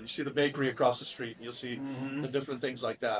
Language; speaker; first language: English; native; English